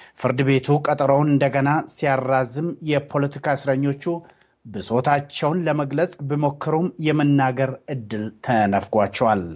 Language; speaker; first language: Amharic; non-native, local second language; Oromo